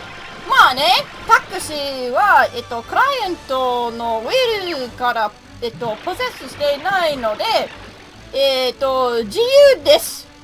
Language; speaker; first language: Japanese; non-native, learner; English